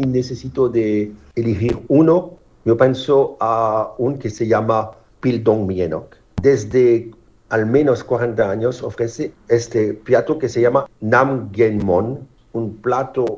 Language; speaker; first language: Spanish; non-native, learner; French